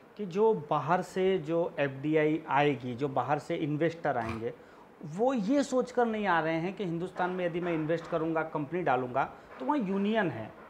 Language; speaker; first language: Hindi; non-native, local second language; Gujarati